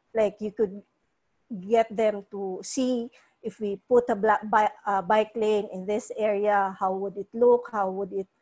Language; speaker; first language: English; non-native, local second language; Cebuano